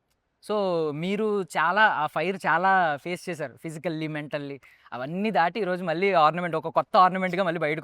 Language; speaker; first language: Telugu; native; Telugu